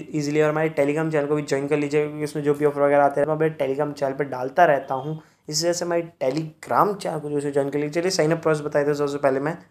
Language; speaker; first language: Hindi; native; Hindi